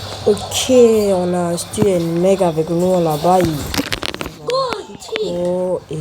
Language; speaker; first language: French; native; French